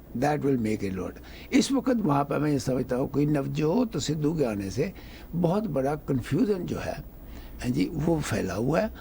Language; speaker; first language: Urdu; non-native, local second language; Punjabi